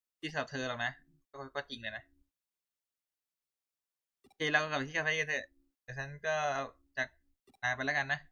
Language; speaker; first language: Thai; native; Thai